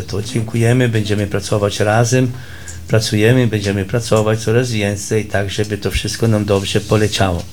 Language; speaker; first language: Polish; early bilingual, heritage; Polish